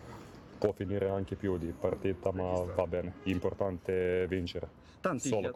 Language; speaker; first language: Italian; non-native, learner; Serbian